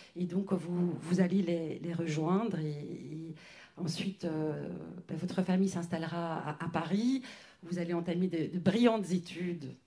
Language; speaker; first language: French; native; French